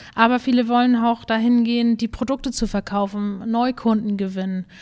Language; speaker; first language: German; native; German